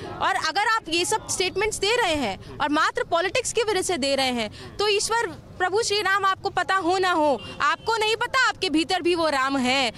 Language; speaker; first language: Hindi; native; Hindi